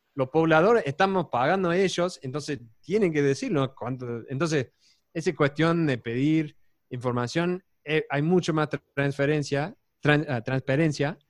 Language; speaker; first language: Spanish; non-native, fluent; English